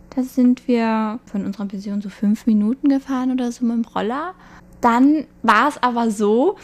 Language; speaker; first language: German; native; German